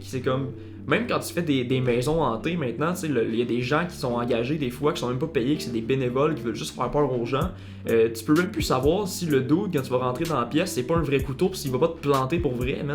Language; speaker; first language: French; native; French